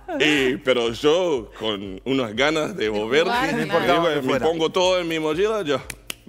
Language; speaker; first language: Spanish; non-native, learner; English